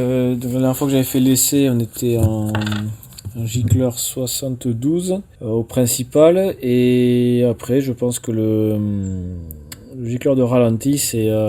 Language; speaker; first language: French; native; French